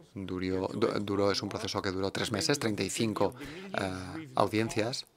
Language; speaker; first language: Spanish; non-native, fluent; German